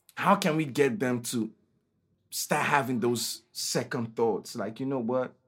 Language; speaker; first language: English; non-native, local second language; Igbo